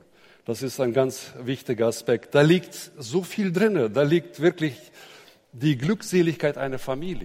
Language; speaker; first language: German; native; German